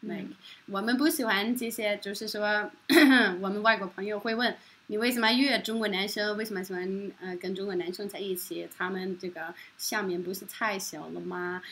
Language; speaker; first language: Chinese; non-native, fluent; Norwegian